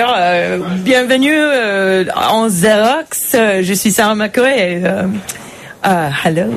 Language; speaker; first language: French; non-native, fluent; English